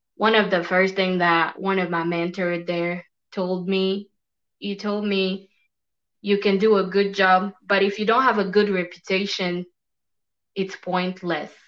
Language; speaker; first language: English; non-native, fluent; French